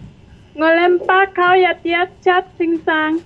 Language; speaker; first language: Chinese; non-native, learner; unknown